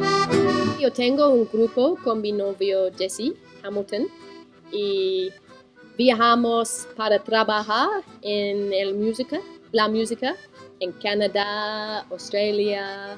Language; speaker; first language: Spanish; non-native, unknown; English